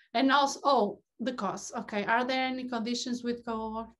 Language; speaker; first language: English; non-native, fluent; Portuguese